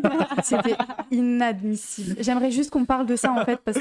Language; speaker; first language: French; native; French